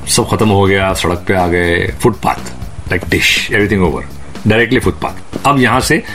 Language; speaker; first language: Hindi; native; Hindi